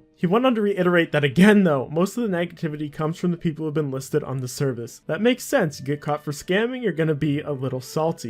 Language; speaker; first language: English; native; English